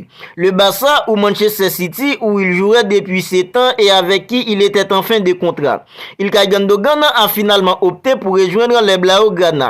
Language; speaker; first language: French; native; French